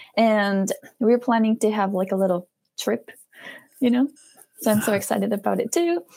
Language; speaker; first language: English; non-native, fluent; Japanese